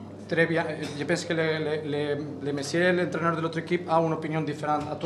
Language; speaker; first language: French; non-native, learner; Catalan